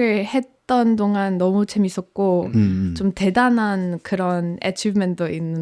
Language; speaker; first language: Korean; non-native, fluent; Polish